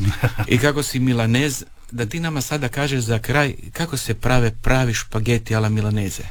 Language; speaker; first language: Serbian; native; Serbian